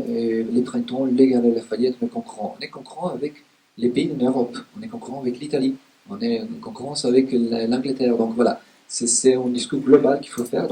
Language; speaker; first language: French; native; French